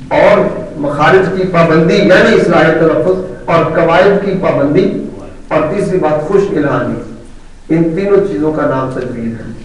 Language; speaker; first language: Urdu; non-native, local second language; Punjabi